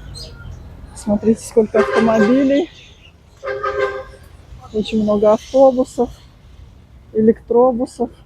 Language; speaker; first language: Russian; native; Russian